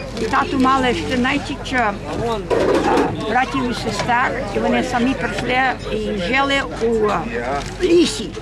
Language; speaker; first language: Ukrainian; early bilingual, heritage; Ukrainian